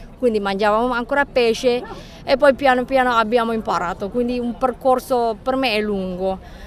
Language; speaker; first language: Italian; non-native, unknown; Javanese